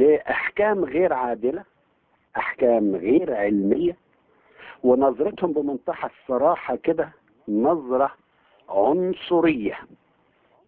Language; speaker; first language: Arabic; native; Arabic